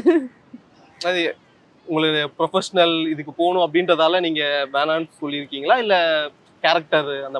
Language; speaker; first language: Tamil; native; Tamil